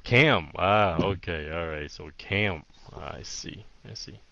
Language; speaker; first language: English; early bilingual, heritage; Vietnamese